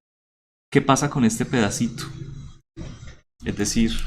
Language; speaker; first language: Spanish; native; Spanish